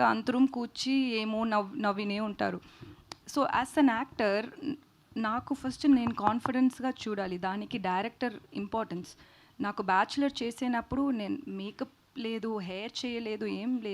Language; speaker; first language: Telugu; non-native, learner; Tamil